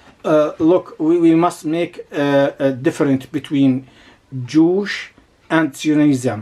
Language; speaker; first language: English; non-native, learner; Arabic